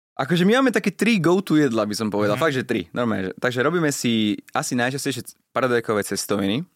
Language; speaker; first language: Slovak; early bilingual, other home language; Italian